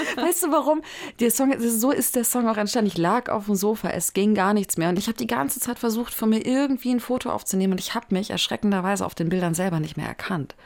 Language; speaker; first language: German; native; German